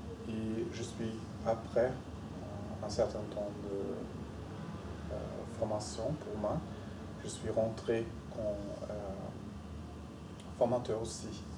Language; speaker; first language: French; non-native, fluent; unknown